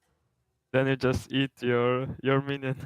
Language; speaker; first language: English; non-native, learner; Slovenian